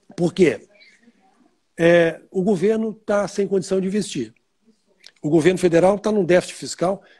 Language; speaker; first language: Portuguese; native; Portuguese